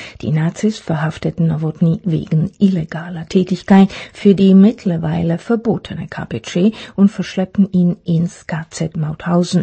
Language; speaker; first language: German; non-native, fluent; Czech